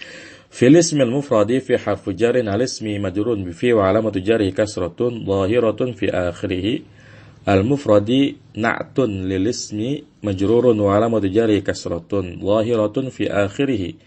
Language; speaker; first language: Arabic; non-native, fluent; Indonesian